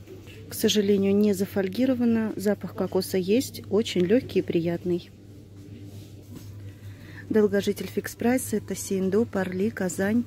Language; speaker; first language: Russian; native; Russian